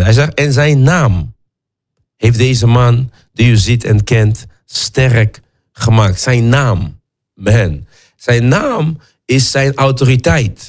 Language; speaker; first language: Dutch; non-native, fluent; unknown